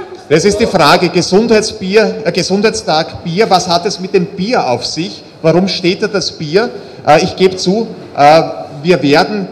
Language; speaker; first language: German; native; German